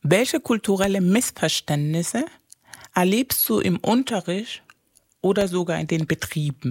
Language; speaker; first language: German; non-native, fluent; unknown